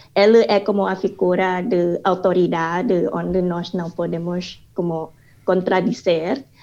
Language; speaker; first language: Portuguese; non-native, fluent; Thai